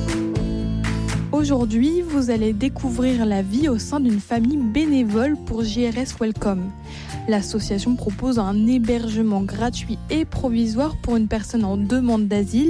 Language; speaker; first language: French; native; French